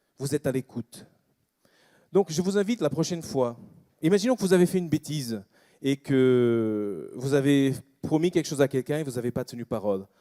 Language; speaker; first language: French; non-native, fluent; Portuguese